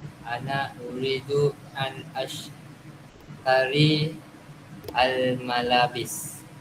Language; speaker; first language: Arabic; non-native, learner; Malay